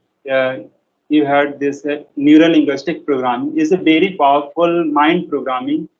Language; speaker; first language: English; non-native, learner; Hindi